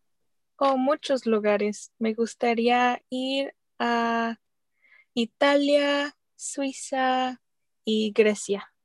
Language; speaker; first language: Spanish; early bilingual, heritage; Spanish